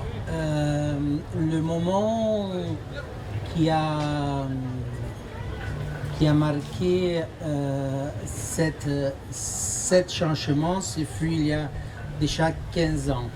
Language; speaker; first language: French; non-native, fluent; Spanish